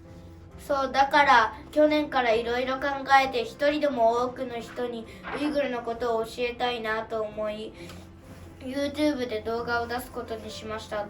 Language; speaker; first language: Japanese; early bilingual, other home language; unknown